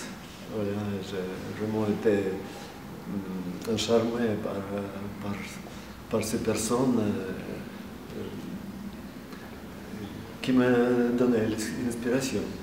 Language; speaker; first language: French; non-native, fluent; Russian